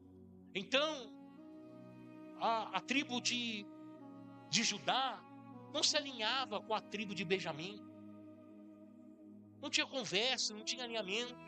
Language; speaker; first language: Portuguese; native; Portuguese